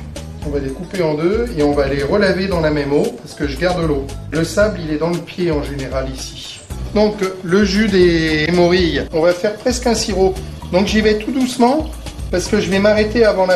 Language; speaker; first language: French; native; French